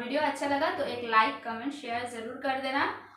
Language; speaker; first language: Hindi; non-native, local second language; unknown